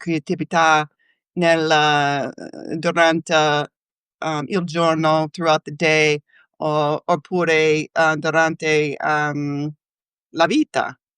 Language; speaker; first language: Italian; non-native, learner; English